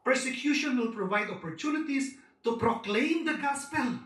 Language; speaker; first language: English; non-native, local second language; Filipino